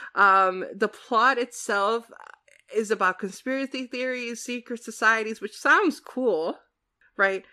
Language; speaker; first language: English; native; English